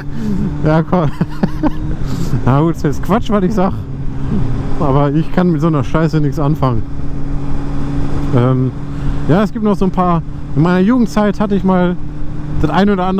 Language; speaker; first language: German; native; German